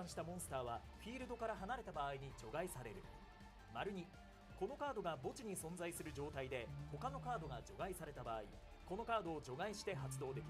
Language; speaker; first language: Japanese; native; Japanese